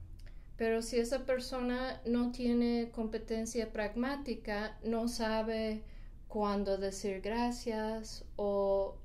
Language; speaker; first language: Spanish; non-native, fluent; English